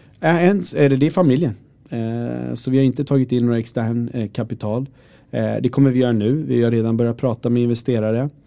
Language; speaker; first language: Swedish; early bilingual, other home language; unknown